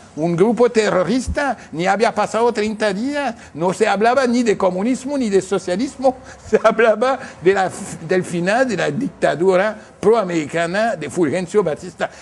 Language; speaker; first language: Spanish; non-native, fluent; English